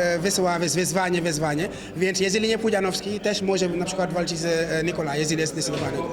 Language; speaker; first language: Polish; non-native, learner; Wolof